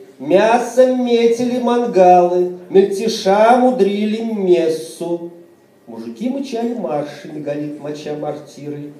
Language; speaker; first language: Russian; native; Russian